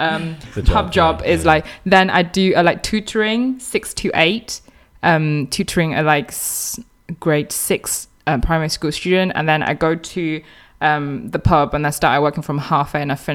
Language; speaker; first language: English; non-native, fluent; Chinese